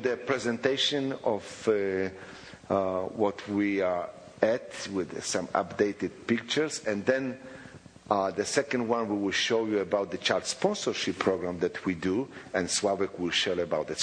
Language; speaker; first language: English; non-native, fluent; Polish